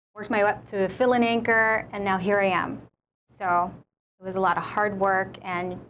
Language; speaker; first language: English; native; English